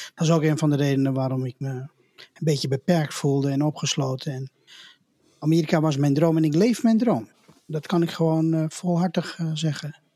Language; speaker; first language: Dutch; native; Dutch